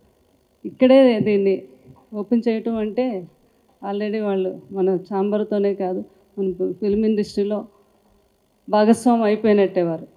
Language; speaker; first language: Telugu; native; Telugu